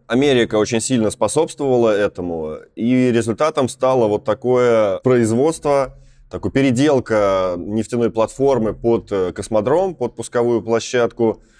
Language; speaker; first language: Russian; native; Russian